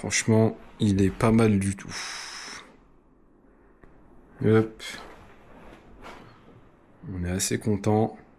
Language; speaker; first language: French; native; French